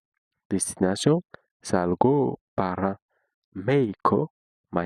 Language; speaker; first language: Spanish; non-native, fluent; Haitian Creole